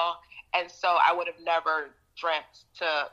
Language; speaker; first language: English; native; English